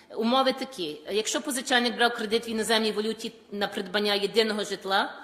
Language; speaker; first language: Ukrainian; early bilingual, heritage; Ukrainian